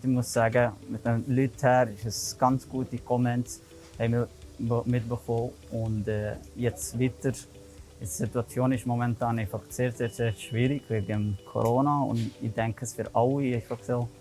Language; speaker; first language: German; non-native, learner; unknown